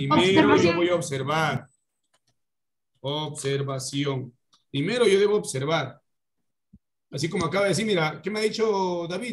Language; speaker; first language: Spanish; native; Spanish